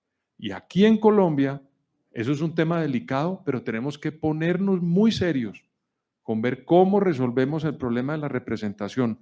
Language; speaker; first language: Spanish; native; Spanish